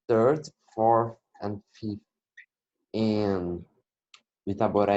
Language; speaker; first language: English; non-native, learner; Portuguese